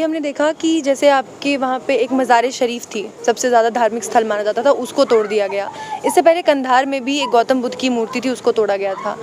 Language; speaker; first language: Hindi; native; Hindi